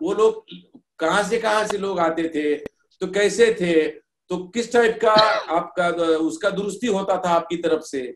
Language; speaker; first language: Hindi; non-native, local second language; Marathi